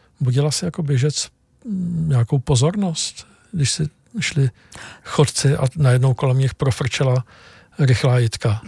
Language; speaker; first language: Czech; native; Czech